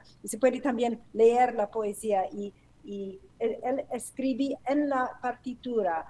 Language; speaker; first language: Spanish; non-native, fluent; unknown